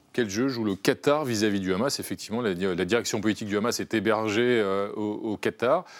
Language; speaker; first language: French; native; French